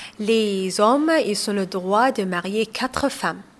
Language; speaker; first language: French; non-native, learner; Somali